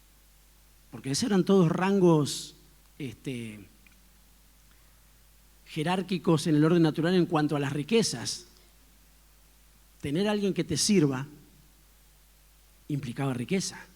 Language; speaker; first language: Spanish; native; Spanish